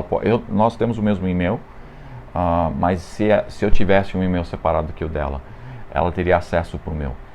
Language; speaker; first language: Portuguese; non-native, fluent; English